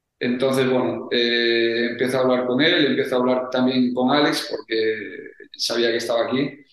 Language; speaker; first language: Spanish; native; Spanish